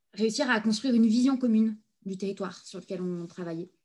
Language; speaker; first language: French; native; French